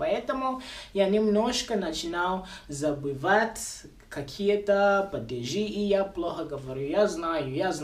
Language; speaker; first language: Russian; non-native, local second language; Bemba